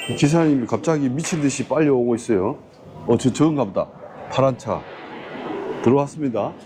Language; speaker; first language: Korean; native; Korean